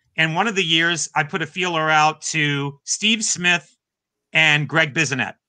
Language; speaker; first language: English; native; English